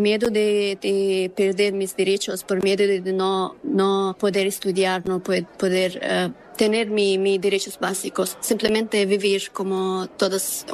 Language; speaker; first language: Spanish; non-native, fluent; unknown